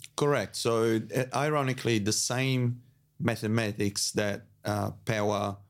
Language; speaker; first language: English; non-native, fluent; Italian